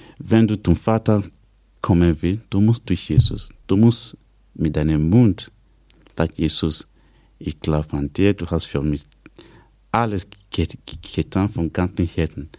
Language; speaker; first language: German; non-native, learner; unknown